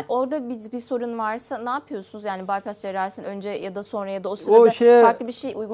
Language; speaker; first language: Turkish; native; Turkish